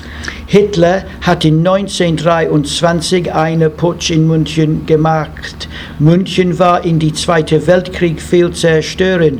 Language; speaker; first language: German; non-native, learner; English